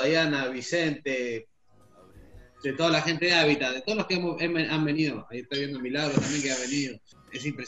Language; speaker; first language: Spanish; native; Spanish